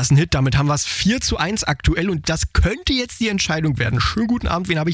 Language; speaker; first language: German; native; German